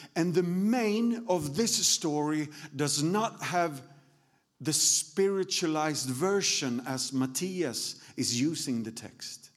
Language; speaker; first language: English; non-native, fluent; Swedish